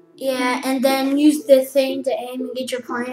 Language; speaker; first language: English; native; English